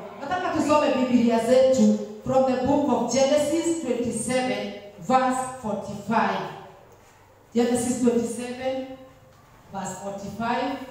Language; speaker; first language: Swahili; non-native, local second language; Kikuyu